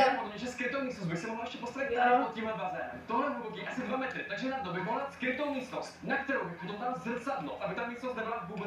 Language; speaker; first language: Czech; native; Czech